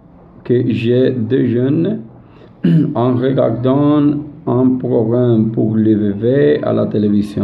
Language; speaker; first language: French; non-native, learner; Spanish